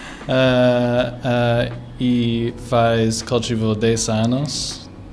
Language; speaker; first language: Portuguese; non-native, learner; English